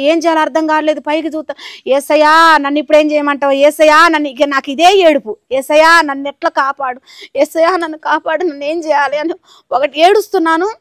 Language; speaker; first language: Telugu; native; Telugu